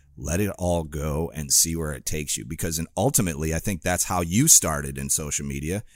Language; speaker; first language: English; native; English